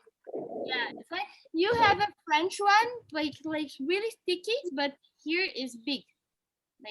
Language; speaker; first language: English; non-native, learner; Portuguese